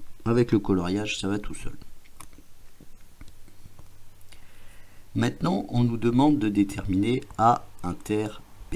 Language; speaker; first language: French; native; French